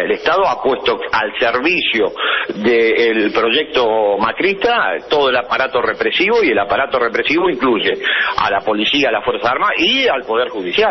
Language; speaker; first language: Spanish; native; Spanish